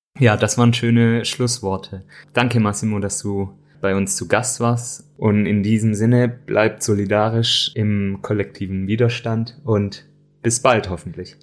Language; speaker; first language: German; early bilingual, other home language; Turkish